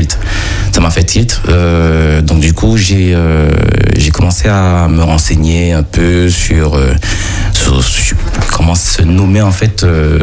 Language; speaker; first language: French; native; French